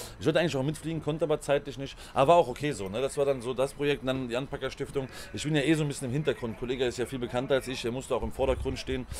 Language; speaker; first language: German; native; German